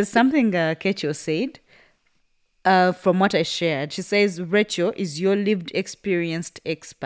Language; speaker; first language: English; non-native, local second language; Ganda